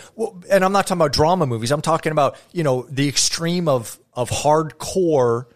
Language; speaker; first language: English; native; English